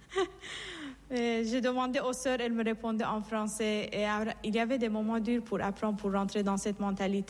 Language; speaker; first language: French; non-native, fluent; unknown